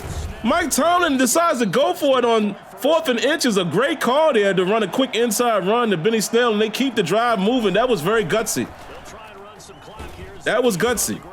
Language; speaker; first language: English; native; English